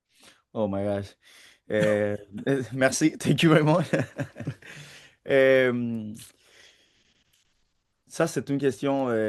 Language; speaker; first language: French; non-native, fluent; Spanish